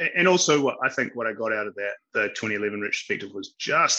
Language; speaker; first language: English; native; English